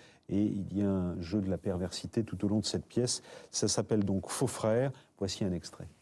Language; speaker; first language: French; native; French